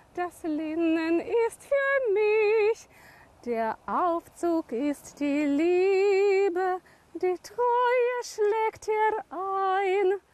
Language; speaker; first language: German; native; German